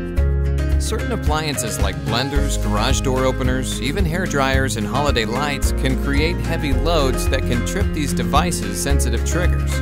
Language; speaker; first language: English; native; English